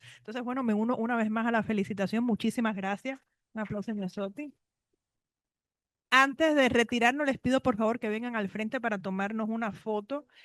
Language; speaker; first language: Spanish; native; Spanish